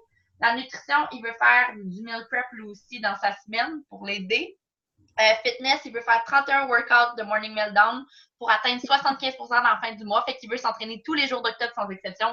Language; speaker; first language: French; native; French